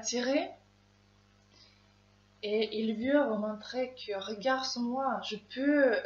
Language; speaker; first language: French; non-native, learner; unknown